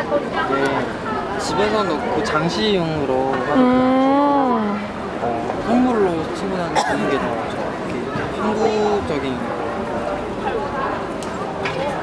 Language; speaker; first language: Korean; non-native, learner; Chinese